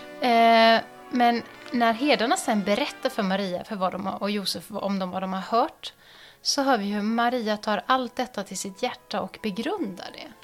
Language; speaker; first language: Swedish; native; Swedish